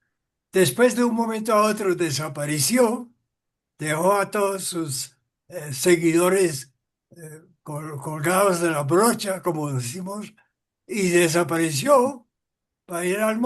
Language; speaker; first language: Spanish; non-native, fluent; English